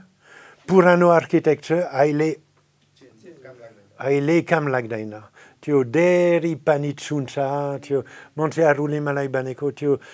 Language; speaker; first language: Nepali; non-native, fluent; French